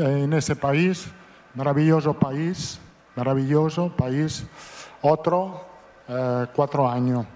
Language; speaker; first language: Portuguese; non-native, fluent; Italian